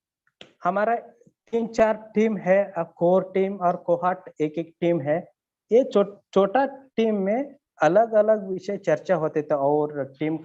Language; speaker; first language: Hindi; non-native, learner; Kannada